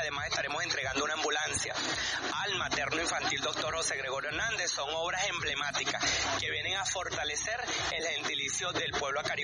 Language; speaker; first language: Spanish; native; Spanish